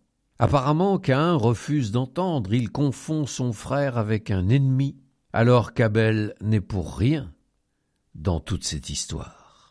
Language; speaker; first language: French; native; French